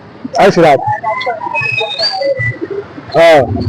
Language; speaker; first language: English; non-native, fluent; French